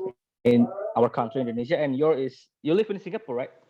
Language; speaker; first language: English; non-native, learner; Indonesian